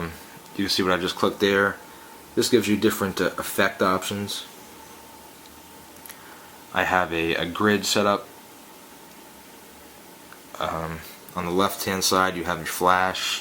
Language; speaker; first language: English; native; English